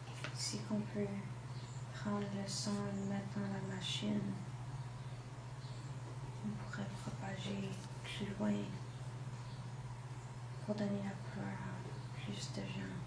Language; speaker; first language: French; non-native, local second language; English